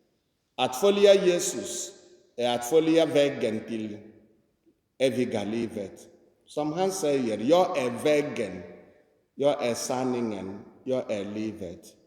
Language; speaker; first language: Swedish; non-native, fluent; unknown